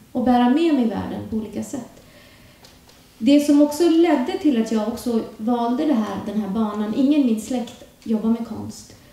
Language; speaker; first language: Swedish; early bilingual, other home language; Urdu